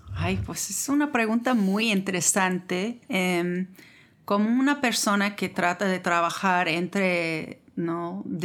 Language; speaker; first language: Spanish; non-native, fluent; English